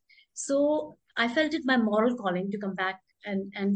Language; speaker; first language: English; non-native, local second language; Hindi